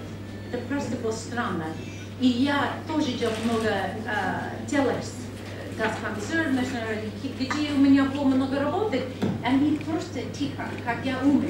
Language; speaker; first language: Russian; non-native, learner; English